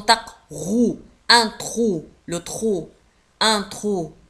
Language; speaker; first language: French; non-native, local second language; Arabic